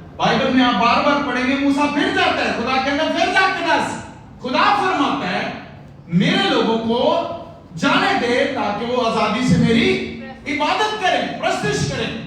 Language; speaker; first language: Urdu; non-native, local second language; Punjabi